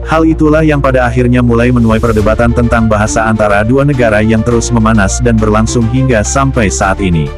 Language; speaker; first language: Indonesian; native; Indonesian